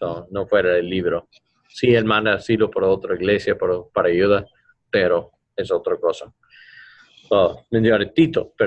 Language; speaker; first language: Spanish; non-native, learner; English